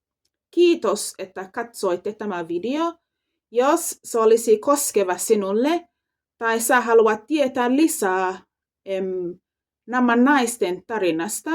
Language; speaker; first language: Finnish; non-native, fluent; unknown